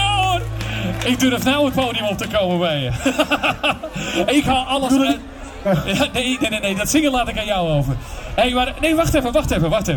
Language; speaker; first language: Dutch; native; Dutch